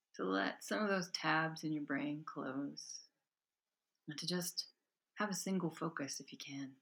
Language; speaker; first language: English; native; English